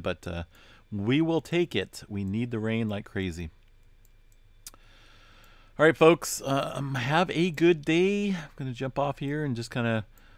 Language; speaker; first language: English; native; English